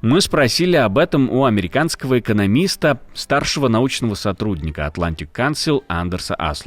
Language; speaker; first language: Russian; native; Russian